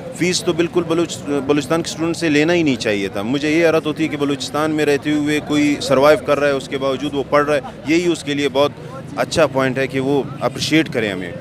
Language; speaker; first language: Urdu; non-native, local second language; Pashto